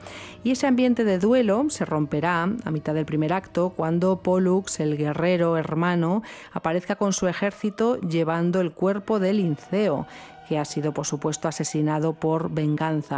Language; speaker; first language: Spanish; native; Spanish